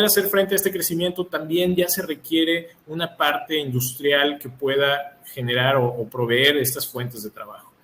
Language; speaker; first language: Spanish; native; Spanish